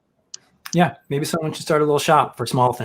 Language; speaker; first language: English; native; English